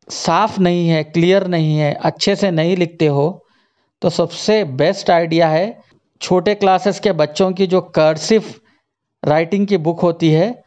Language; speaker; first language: Hindi; native; Hindi